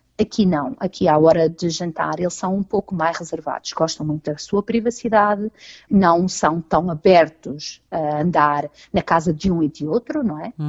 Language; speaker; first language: Portuguese; native; Portuguese